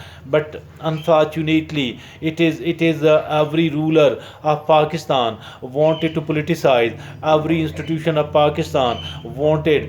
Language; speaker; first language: English; non-native, local second language; Urdu